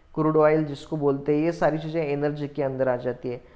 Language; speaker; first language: Hindi; non-native, local second language; Marathi